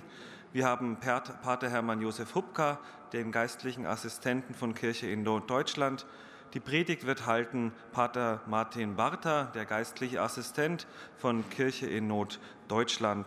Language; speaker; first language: German; native; German